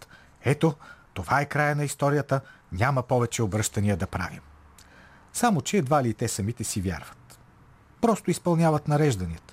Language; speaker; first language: Bulgarian; native; Bulgarian